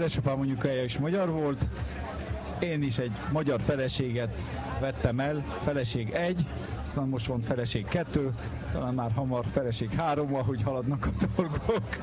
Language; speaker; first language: Hungarian; early bilingual, heritage; French